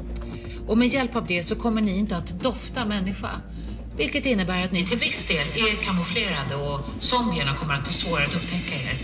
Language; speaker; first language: Swedish; native; Swedish